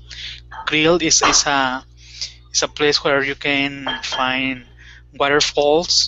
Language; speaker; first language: English; non-native, fluent; Spanish